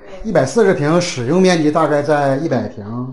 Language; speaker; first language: Chinese; native; Chinese